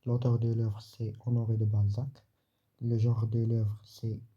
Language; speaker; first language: French; non-native, local second language; Arabic